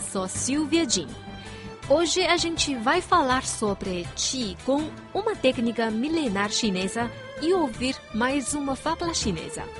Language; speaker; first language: Portuguese; non-native, fluent; Chinese